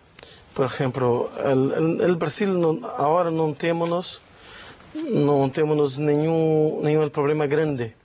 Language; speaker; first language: Spanish; non-native, learner; Portuguese